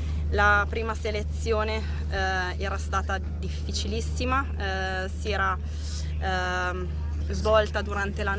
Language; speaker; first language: Italian; native; Italian